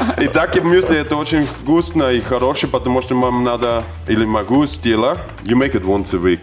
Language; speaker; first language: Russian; non-native, learner; German